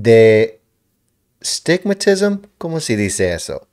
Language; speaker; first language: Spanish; non-native, learner; English